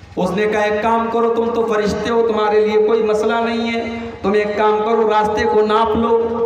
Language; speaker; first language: Urdu; native; Urdu